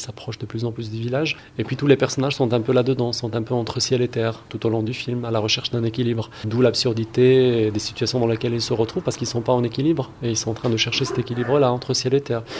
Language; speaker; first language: French; non-native, local second language; Arabic